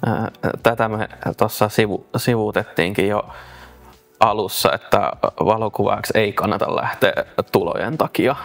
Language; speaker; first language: Finnish; native; Finnish